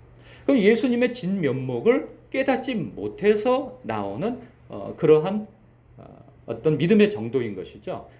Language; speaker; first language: Korean; native; Korean